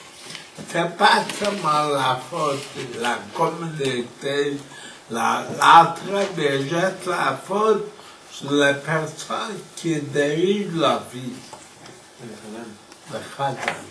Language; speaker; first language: French; non-native, fluent; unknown